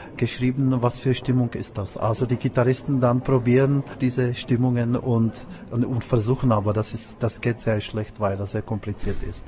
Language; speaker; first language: German; non-native, fluent; Czech